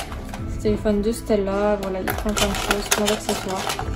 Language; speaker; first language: French; native; French